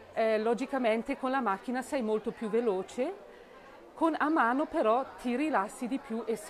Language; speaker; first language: Italian; native; Italian